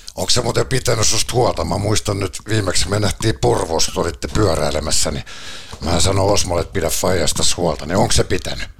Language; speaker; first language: Finnish; native; Finnish